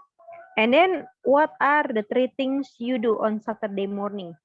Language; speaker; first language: English; non-native, fluent; Indonesian